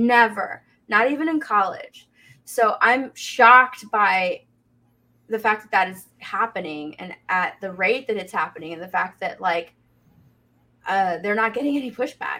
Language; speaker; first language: English; native; English